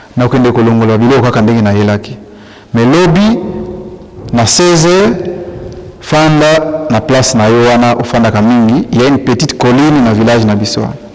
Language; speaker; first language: Lingala; non-native, local second language; Swahili